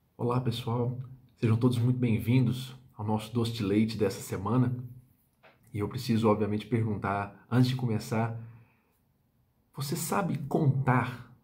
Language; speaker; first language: Portuguese; native; Portuguese